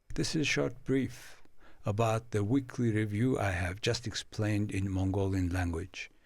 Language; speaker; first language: English; non-native, fluent; Mongolian